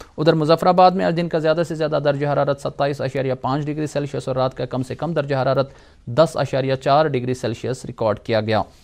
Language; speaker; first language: Urdu; non-native, local second language; Kashmiri